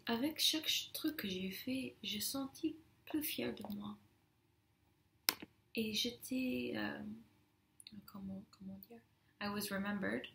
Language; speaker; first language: French; non-native, fluent; English